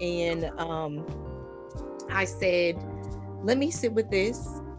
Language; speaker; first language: English; native; English